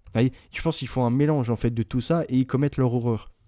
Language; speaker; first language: French; native; French